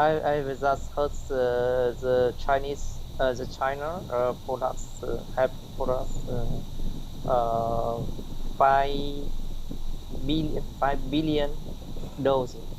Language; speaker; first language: English; non-native, learner; Vietnamese